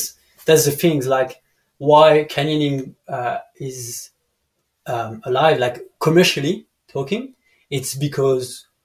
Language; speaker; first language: English; non-native, fluent; French